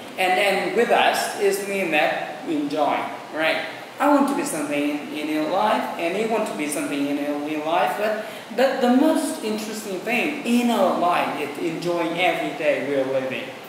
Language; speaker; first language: English; non-native, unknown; Vietnamese